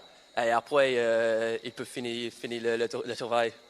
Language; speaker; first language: French; non-native, learner; English